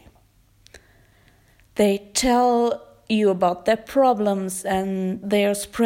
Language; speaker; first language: English; non-native, fluent; German